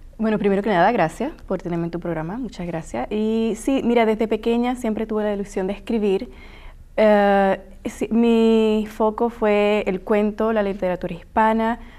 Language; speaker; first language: Spanish; native; Spanish